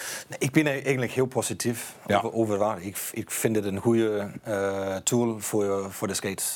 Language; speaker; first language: Dutch; non-native, fluent; Danish